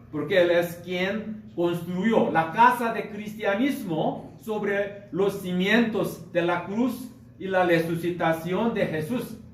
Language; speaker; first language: Spanish; non-native, learner; Korean